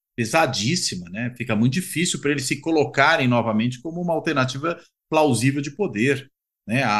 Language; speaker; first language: Portuguese; native; Portuguese